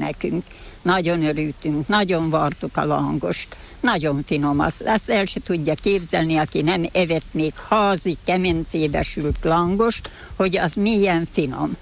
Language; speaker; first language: Hungarian; native; Hungarian